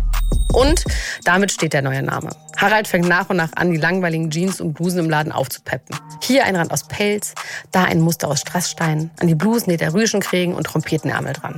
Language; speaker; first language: German; native; German